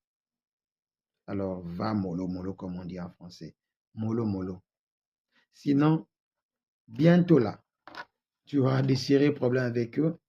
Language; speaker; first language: French; non-native, local second language; Lingala